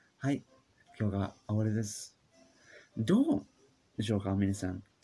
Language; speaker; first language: Japanese; non-native, learner; English